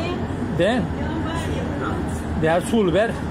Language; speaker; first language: Swedish; non-native, learner; Turkish